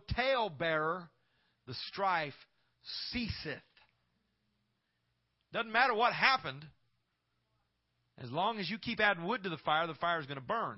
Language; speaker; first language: English; native; English